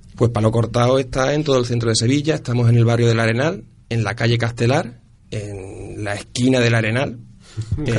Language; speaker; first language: Spanish; native; Spanish